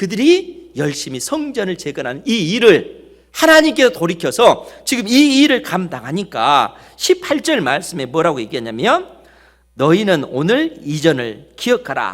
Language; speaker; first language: Korean; native; Korean